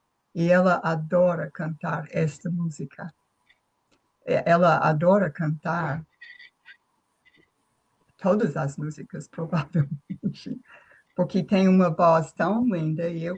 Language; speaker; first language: Portuguese; non-native, fluent; English